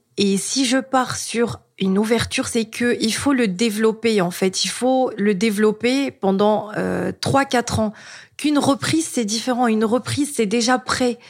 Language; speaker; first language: French; non-native, local second language; Arabic